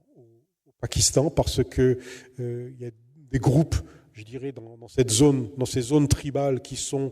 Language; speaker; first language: French; native; French